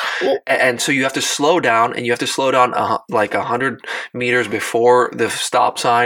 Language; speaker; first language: English; non-native, local second language; Afrikaans